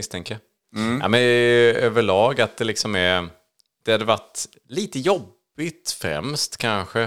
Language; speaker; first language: Swedish; native; Swedish